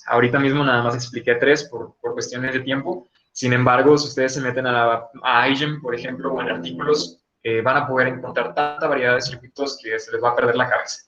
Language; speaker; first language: Spanish; native; Spanish